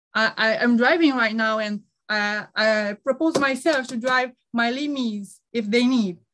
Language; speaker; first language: English; native; English